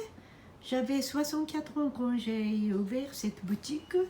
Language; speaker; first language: French; non-native, fluent; Japanese